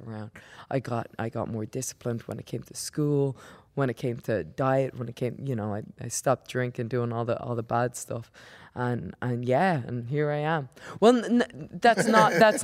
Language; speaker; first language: English; native; English